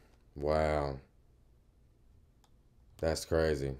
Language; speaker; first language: English; native; English